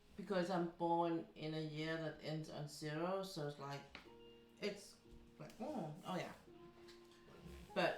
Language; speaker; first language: English; non-native, fluent; Danish